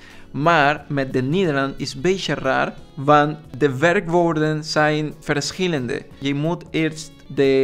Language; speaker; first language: Dutch; non-native, learner; Spanish